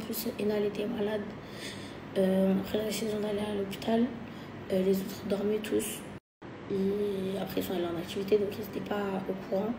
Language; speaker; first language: French; native; French